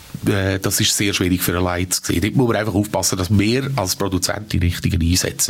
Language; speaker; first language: German; native; German